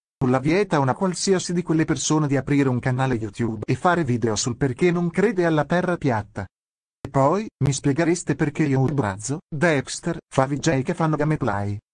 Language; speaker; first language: Italian; native; Italian